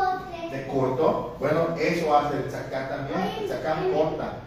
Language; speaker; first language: Spanish; native; Spanish